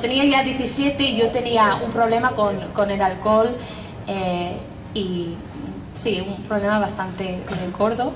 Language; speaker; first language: Spanish; non-native, fluent; English